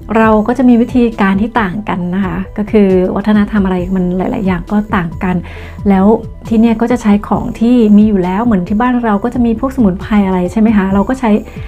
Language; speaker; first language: Thai; native; Thai